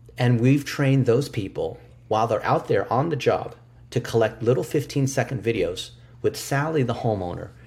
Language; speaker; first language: English; early bilingual, other home language; Chinese